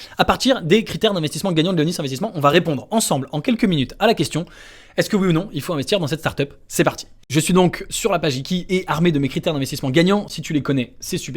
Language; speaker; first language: French; native; French